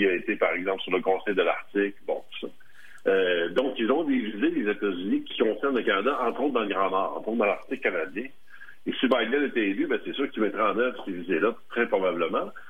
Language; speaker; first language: French; native; French